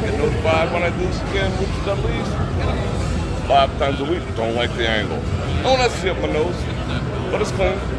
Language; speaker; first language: English; native; English